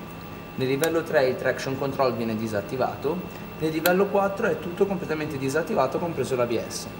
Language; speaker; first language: Italian; native; Italian